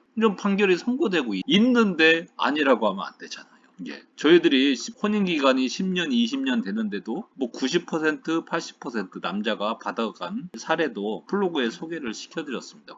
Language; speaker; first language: Korean; native; Korean